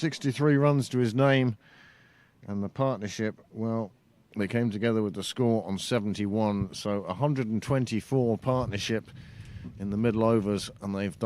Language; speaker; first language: English; native; English